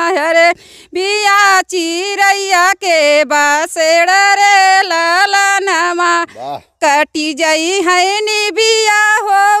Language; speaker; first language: Hindi; native; Hindi